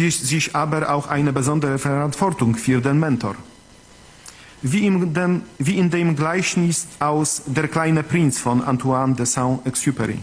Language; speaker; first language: German; non-native, fluent; Polish